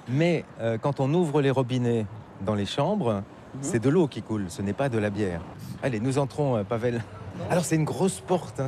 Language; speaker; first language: French; native; French